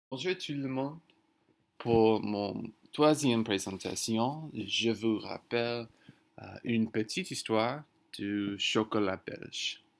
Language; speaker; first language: French; non-native, learner; English